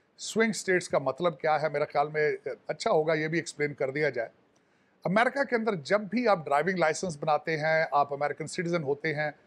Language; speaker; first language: Urdu; non-native, local second language; Punjabi